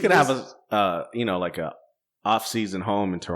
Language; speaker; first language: English; native; English